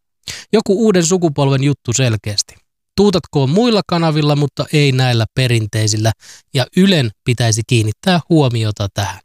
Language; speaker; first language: Finnish; native; Finnish